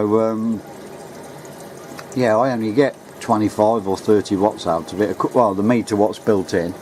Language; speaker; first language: English; native; English